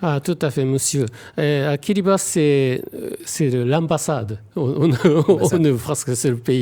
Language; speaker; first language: French; non-native, fluent; Japanese